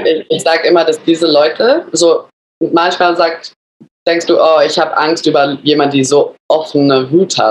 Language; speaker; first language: German; early bilingual, other home language; English